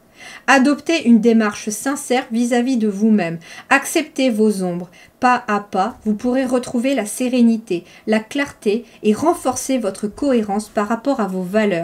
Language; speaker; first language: French; native; French